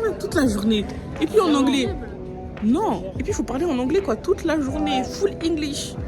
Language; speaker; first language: French; native; French